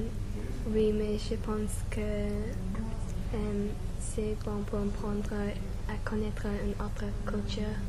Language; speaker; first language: French; non-native, learner; English